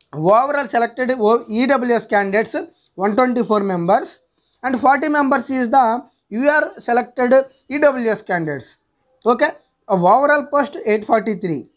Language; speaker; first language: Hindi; non-native, local second language; Telugu